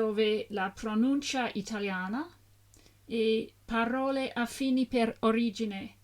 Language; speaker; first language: Italian; non-native, fluent; English